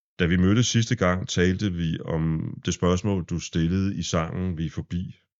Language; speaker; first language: Danish; native; Danish